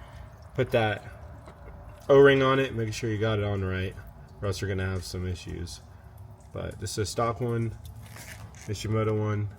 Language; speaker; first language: English; native; English